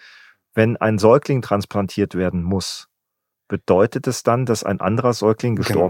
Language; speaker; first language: German; native; German